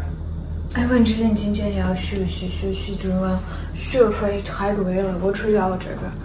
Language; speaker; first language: Chinese; non-native, learner; Ukrainian